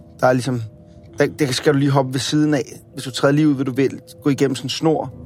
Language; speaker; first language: Danish; native; Danish